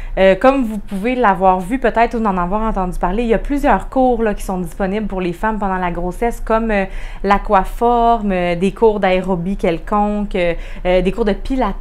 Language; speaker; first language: French; native; French